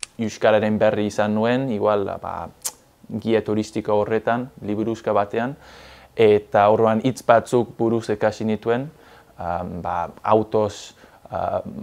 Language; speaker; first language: Basque; non-native, fluent; English